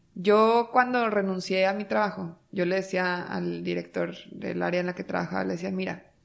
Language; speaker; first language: Spanish; native; Spanish